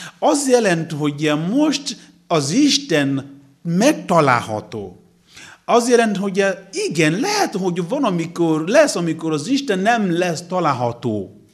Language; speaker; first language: Hungarian; non-native, learner; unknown